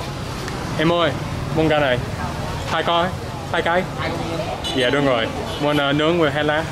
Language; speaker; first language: Vietnamese; non-native, learner; English